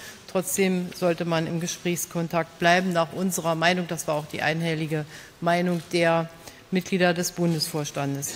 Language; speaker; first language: German; native; German